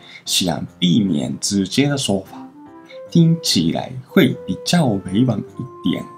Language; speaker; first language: Chinese; non-native, fluent; Japanese